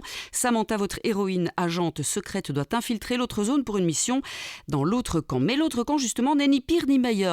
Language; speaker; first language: French; native; French